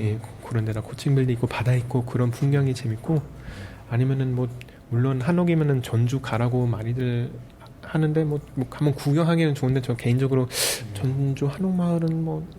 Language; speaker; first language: Korean; early bilingual, heritage; Korean